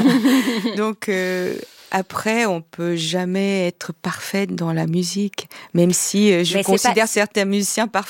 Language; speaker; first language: French; non-native, fluent; Korean